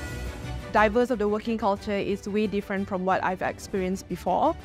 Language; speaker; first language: English; non-native, local second language; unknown